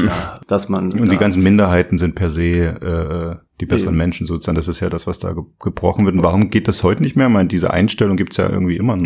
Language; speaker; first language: German; native; German